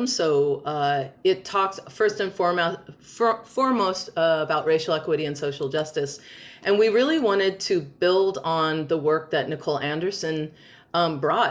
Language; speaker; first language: English; native; English